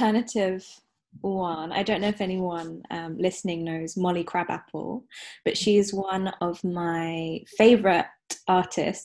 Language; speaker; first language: English; native; English